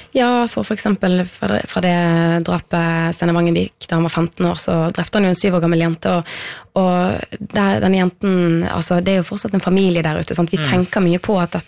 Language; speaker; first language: Norwegian; native; Norwegian